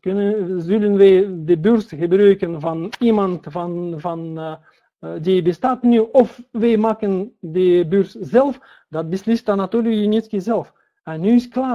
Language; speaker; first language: Dutch; non-native, learner; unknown